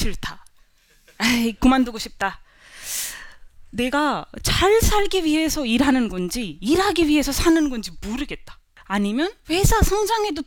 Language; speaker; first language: Korean; non-native, fluent; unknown